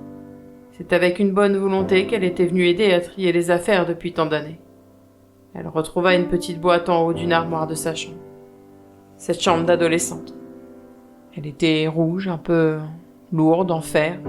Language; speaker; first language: French; native; French